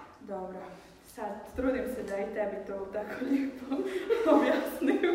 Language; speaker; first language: Croatian; early bilingual, heritage; Croatian